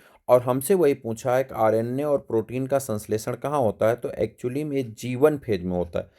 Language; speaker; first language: Hindi; native; Hindi